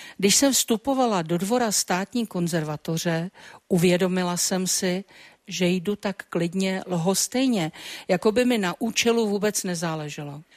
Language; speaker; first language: Czech; native; Czech